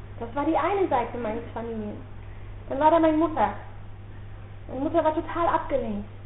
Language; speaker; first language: German; non-native, fluent; Dutch